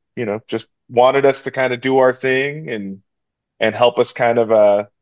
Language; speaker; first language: English; early bilingual, other home language; Spanish